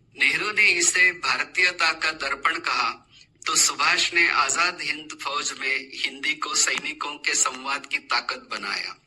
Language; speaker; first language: Hindi; non-native, local second language; Marathi